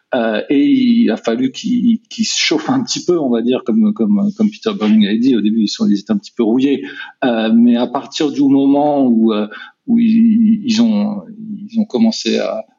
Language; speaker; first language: French; native; French